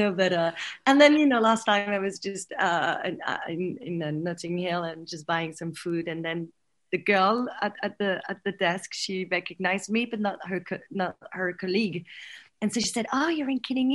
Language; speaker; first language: English; non-native, fluent; French